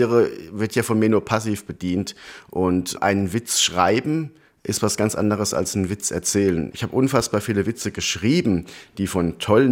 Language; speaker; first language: German; native; German